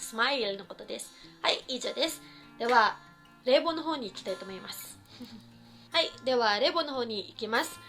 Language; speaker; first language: Japanese; non-native, fluent; Filipino